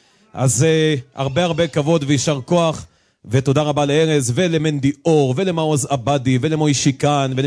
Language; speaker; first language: Hebrew; native; Hebrew